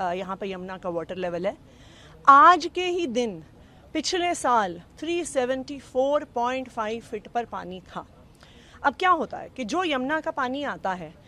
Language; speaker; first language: Hindi; native; Hindi